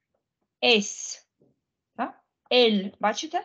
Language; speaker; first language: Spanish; non-native, fluent; Ukrainian